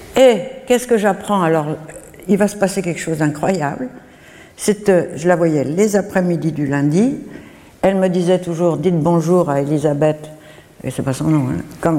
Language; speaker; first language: French; native; French